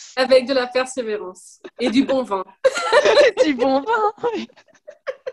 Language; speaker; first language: French; non-native, fluent; Danish